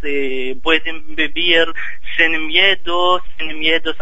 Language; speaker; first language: Spanish; non-native, fluent; Arabic